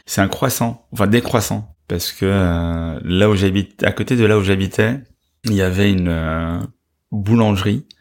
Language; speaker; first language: French; native; French